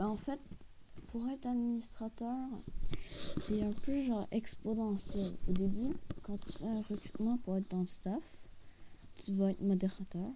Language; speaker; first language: French; native; French